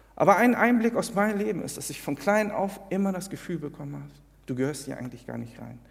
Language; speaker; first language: German; early bilingual, other home language; Korean